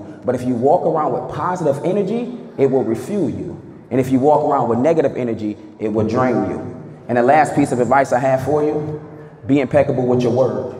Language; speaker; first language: English; native; English